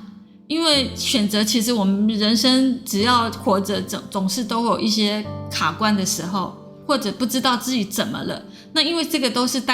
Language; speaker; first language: Chinese; native; Chinese